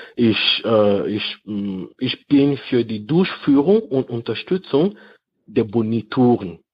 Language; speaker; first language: German; non-native, fluent; French